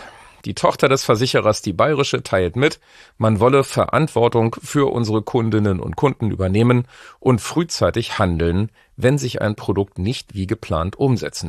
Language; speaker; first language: German; native; German